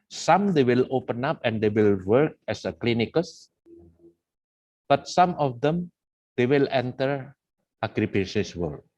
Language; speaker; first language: English; non-native, fluent; Indonesian